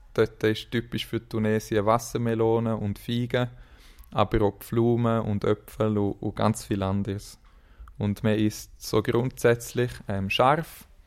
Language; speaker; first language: German; native; German